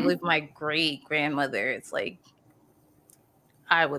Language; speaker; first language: English; native; English